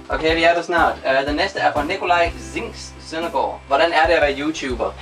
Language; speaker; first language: Danish; native; Danish